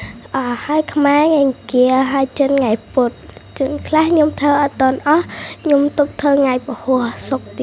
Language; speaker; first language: Khmer; non-native, local second language; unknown